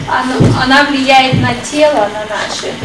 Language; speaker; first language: Russian; native; Russian